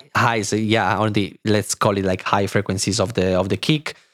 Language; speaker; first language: English; non-native, fluent; Italian